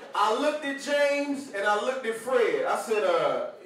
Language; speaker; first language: English; native; English